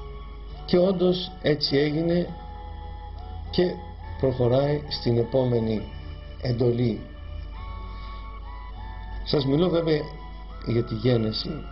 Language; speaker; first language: Greek; native; Greek